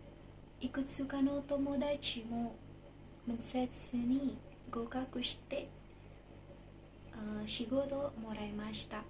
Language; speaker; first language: Japanese; non-native, learner; Indonesian